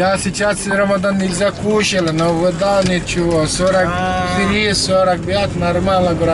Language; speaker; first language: Russian; non-native, learner; Arabic